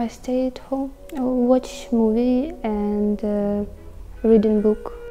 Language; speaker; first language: English; non-native, learner; Russian